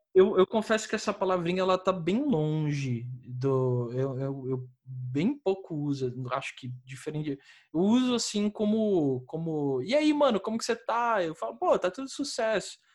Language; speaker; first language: Portuguese; native; Portuguese